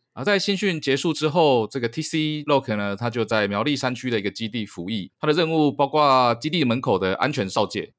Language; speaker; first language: Chinese; native; Chinese